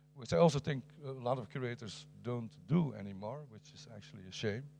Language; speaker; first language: English; non-native, fluent; Dutch